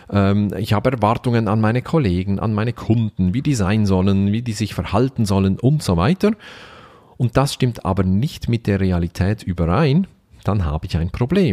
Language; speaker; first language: German; native; German